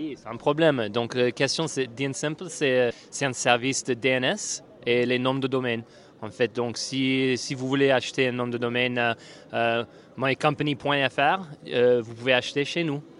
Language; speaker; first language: French; non-native, fluent; English